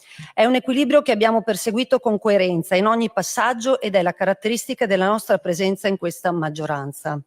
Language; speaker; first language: Italian; native; Italian